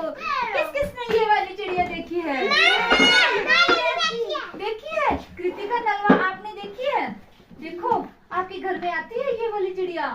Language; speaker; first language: Hindi; native; Hindi